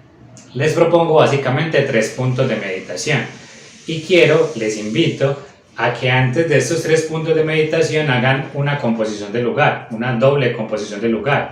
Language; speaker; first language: Spanish; native; Spanish